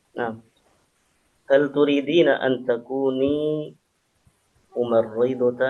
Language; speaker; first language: Arabic; non-native, learner; Indonesian